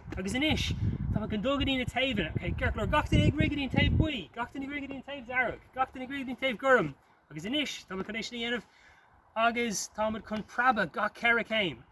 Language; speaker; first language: Irish; non-native, local second language; English